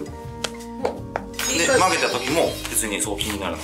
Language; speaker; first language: Japanese; native; Japanese